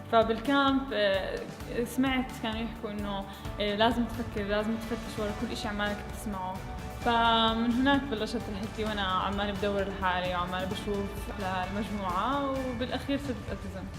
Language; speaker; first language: Arabic; native; Arabic